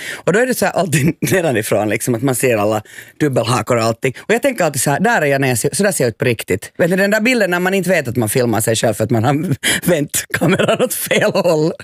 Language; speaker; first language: Swedish; native; Swedish